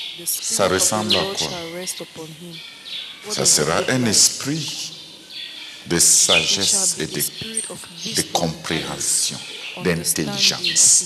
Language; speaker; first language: French; non-native, local second language; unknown